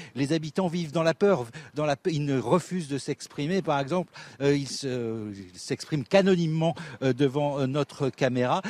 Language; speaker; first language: French; native; French